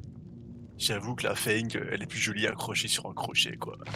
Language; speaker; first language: French; native; French